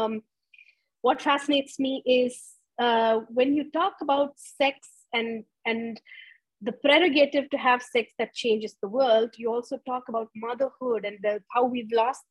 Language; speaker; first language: English; non-native, local second language; Tamil